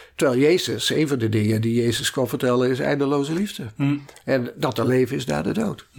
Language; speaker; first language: Dutch; native; Dutch